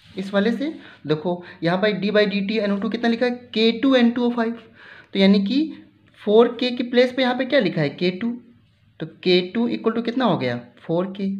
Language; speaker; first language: Hindi; native; Hindi